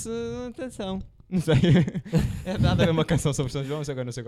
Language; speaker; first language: Portuguese; native; Portuguese